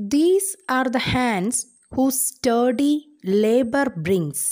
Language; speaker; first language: English; non-native, local second language; Malayalam